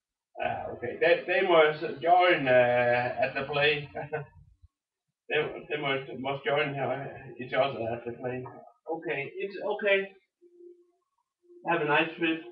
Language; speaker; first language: English; non-native, learner; Danish